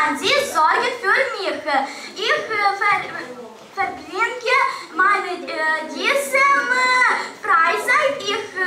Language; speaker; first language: German; non-native, learner; Ukrainian